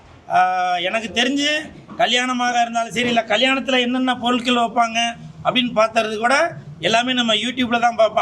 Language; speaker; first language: Tamil; native; Tamil